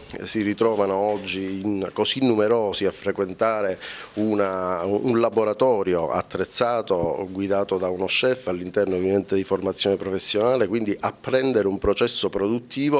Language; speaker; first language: Italian; native; Italian